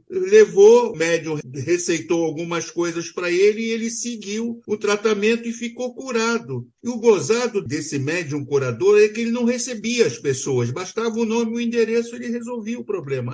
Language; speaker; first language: Portuguese; native; Portuguese